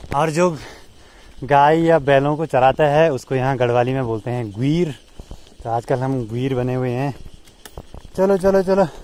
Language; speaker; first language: Hindi; native; Hindi